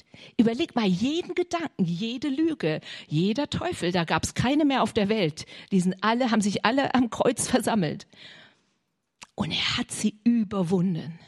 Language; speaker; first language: German; native; German